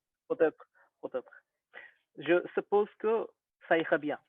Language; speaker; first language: French; non-native, learner; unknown